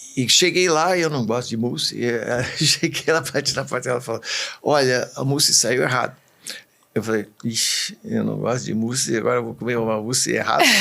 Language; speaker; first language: Portuguese; early bilingual, other home language; English